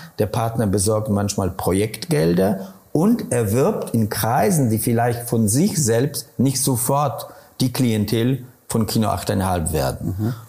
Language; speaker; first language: German; non-native, fluent; Polish